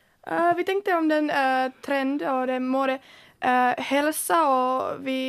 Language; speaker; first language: Swedish; non-native, local second language; Finnish